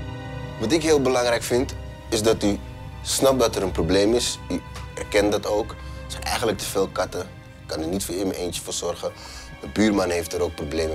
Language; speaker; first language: Dutch; native; Dutch